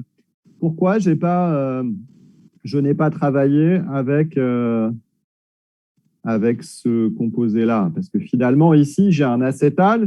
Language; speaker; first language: French; native; French